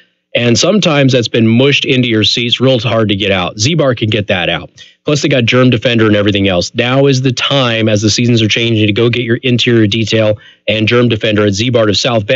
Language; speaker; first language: English; native; English